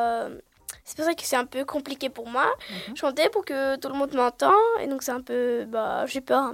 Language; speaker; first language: French; non-native, learner; Russian